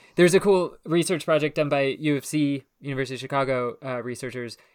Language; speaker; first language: English; native; English